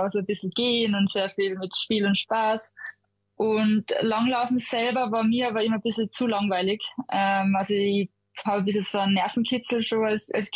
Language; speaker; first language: German; native; German